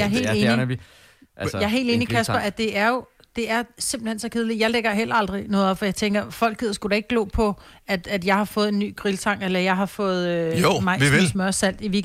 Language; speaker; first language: Danish; native; Danish